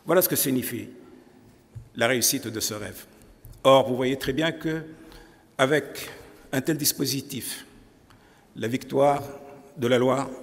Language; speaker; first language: French; non-native, local second language; Arabic